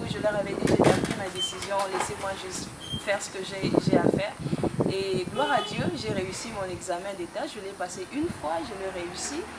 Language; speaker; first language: French; non-native, local second language; Lingala